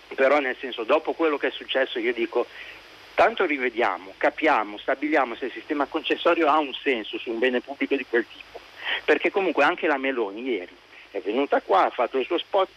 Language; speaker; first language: Italian; native; Italian